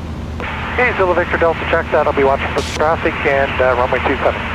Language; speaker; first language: English; native; English